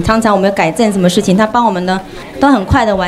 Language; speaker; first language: Chinese; native; Chinese